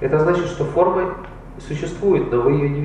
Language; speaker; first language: Russian; native; Russian